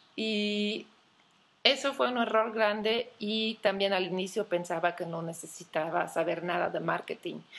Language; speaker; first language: Spanish; non-native, fluent; Dutch